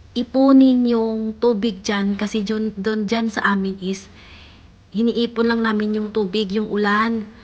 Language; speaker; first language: Filipino; native; Filipino